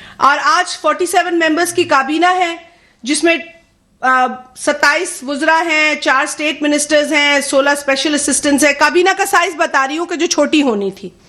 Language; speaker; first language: Urdu; non-native, local second language; Sindhi